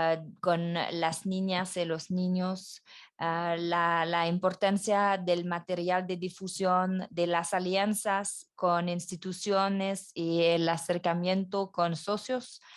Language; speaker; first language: Spanish; non-native, fluent; French